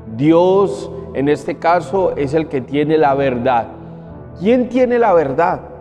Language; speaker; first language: Spanish; native; Spanish